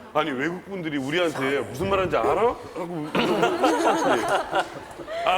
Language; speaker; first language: Korean; native; Korean